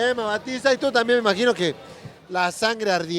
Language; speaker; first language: Spanish; native; Spanish